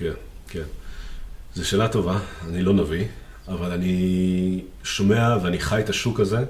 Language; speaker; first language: Hebrew; native; Hebrew